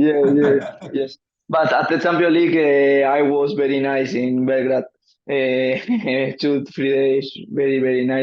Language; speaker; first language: English; non-native, learner; Spanish